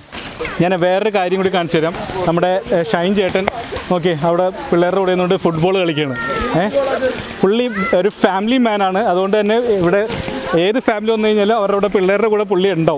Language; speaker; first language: Malayalam; native; Malayalam